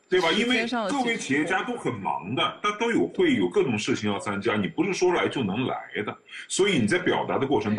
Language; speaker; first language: Chinese; native; Chinese